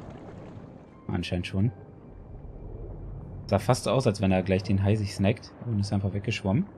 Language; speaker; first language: German; native; German